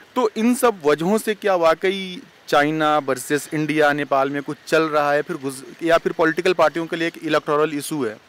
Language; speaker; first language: Hindi; native; Hindi